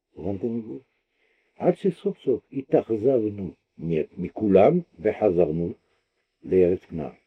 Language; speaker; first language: Hebrew; non-native, fluent; French